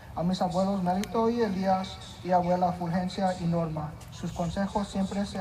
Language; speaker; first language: Spanish; early bilingual, heritage; Spanish